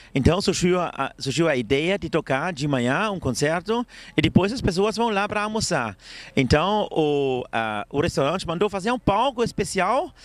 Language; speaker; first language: Portuguese; non-native, fluent; German